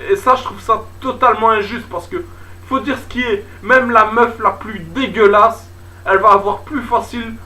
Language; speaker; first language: French; native; French